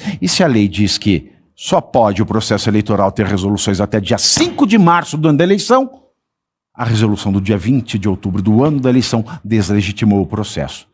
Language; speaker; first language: Portuguese; native; Portuguese